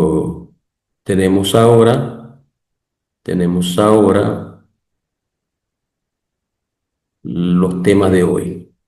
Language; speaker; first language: Spanish; non-native, local second language; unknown